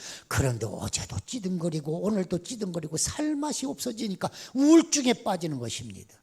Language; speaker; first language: Korean; native; Korean